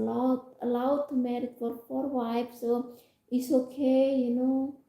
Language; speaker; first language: English; non-native, fluent; Indonesian